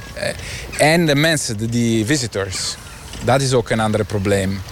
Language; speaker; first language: Dutch; non-native, learner; Italian